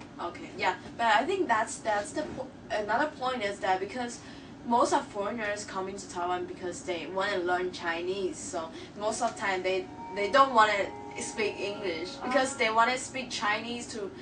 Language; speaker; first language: English; non-native, local second language; Chinese